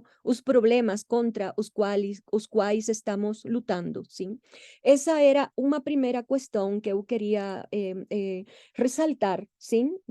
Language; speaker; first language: Portuguese; non-native, fluent; Spanish